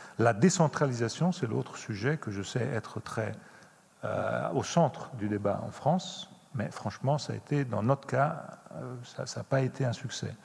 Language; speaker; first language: French; non-native, fluent; Italian